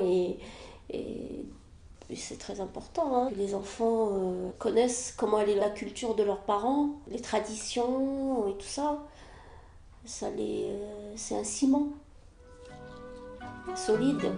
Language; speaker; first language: French; non-native, fluent; Arabic